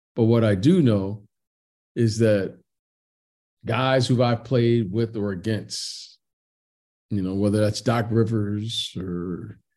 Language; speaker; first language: English; native; English